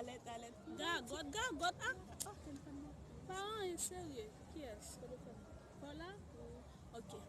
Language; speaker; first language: French; non-native, local second language; Haitian Creole